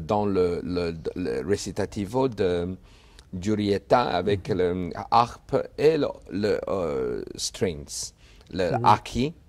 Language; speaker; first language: French; non-native, fluent; Chinese